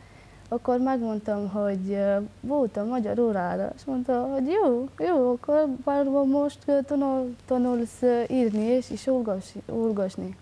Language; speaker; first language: Hungarian; non-native, local second language; Romanian